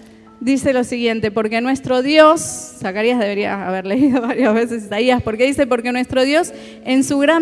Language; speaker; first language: Spanish; native; Spanish